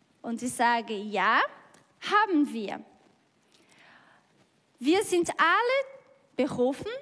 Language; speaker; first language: German; non-native, learner; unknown